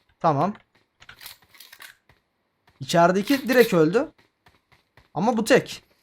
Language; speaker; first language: Turkish; native; Turkish